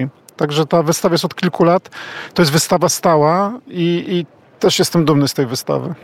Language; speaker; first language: Polish; native; Polish